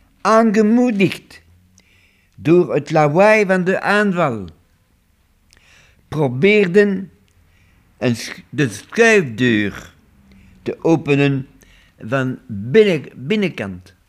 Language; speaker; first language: Dutch; non-native, local second language; French